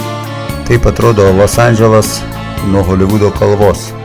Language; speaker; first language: Lithuanian; native; Lithuanian